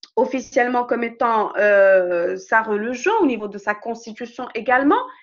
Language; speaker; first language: French; non-native, local second language; Arabic